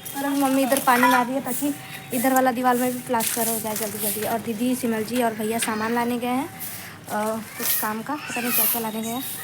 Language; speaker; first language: Hindi; native; Hindi